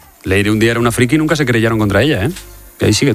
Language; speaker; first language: Spanish; native; Spanish